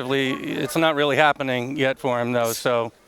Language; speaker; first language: English; native; English